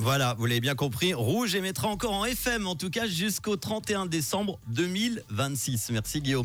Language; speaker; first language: French; native; French